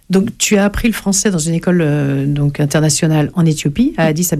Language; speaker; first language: French; native; French